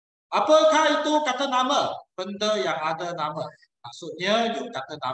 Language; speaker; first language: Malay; non-native, local second language; Chinese